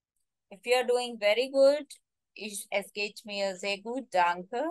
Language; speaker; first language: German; non-native, fluent; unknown